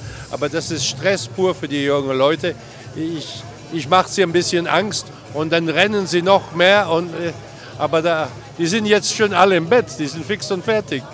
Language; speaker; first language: German; non-native, fluent; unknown